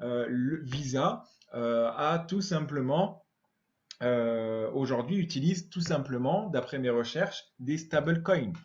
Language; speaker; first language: French; native; French